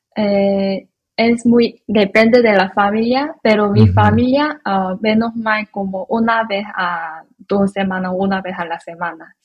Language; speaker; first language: Spanish; non-native, learner; Korean